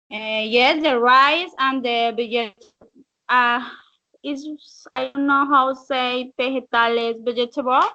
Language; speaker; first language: English; non-native, learner; Spanish